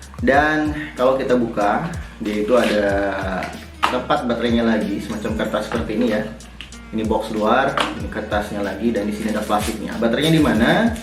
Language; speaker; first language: Indonesian; native; Indonesian